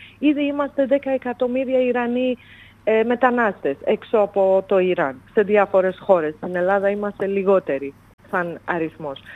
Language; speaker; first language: Greek; non-native, fluent; Persian